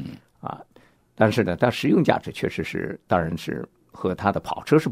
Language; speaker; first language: Chinese; native; Chinese